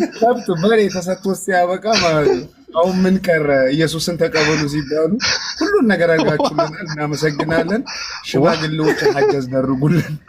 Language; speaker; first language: Amharic; non-native, local second language; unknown